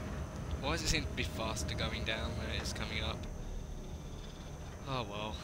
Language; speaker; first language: English; native; English